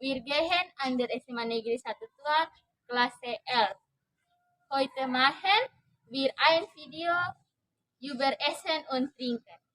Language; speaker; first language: German; non-native, learner; Indonesian